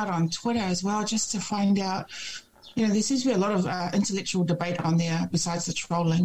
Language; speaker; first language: English; native; English